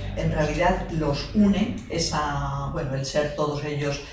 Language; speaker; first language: Spanish; native; Spanish